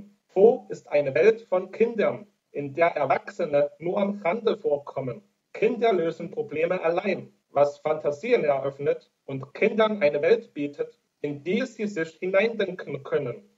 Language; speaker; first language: German; native; German